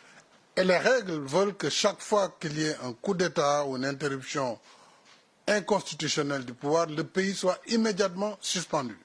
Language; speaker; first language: French; non-native, local second language; Wolof